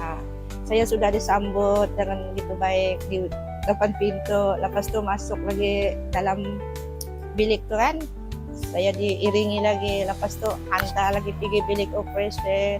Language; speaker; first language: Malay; non-native, local second language; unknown